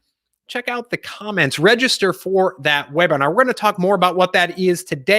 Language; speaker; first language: English; native; English